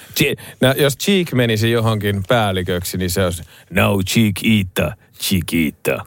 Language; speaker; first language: Finnish; native; Finnish